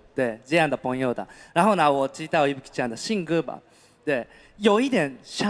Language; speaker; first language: Chinese; non-native, learner; Japanese